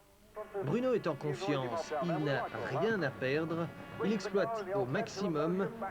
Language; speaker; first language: French; native; French